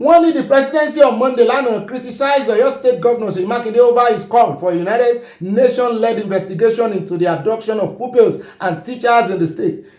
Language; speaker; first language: English; non-native, local second language; Yoruba